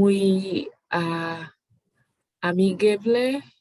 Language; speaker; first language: Spanish; non-native, learner; English